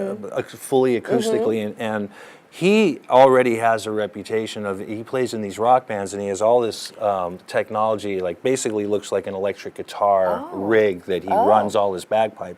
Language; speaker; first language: English; early bilingual, other home language; German